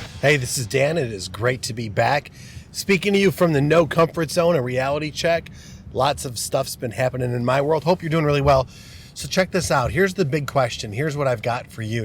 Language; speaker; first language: English; native; English